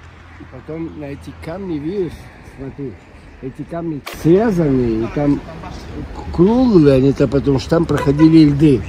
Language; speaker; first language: Russian; early bilingual, heritage; Spanish